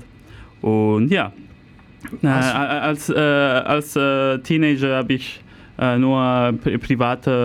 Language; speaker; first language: German; non-native, fluent; Italian